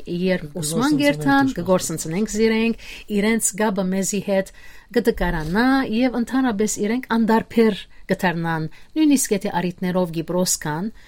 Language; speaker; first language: Armenian; native; Armenian